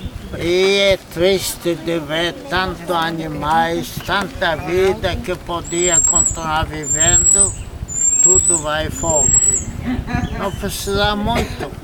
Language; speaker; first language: Portuguese; non-native, fluent; Polish